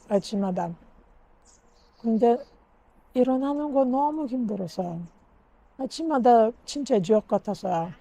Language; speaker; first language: Korean; non-native, learner; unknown